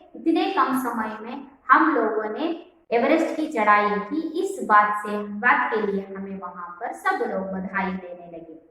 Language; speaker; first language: Hindi; non-native, local second language; Kannada